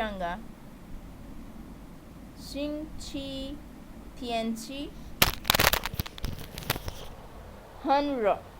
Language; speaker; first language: Chinese; non-native, fluent; Urdu